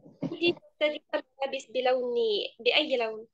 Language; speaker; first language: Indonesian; non-native, fluent; Arabic